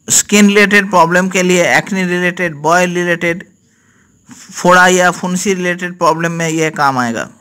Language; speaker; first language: Hindi; non-native, local second language; Bangla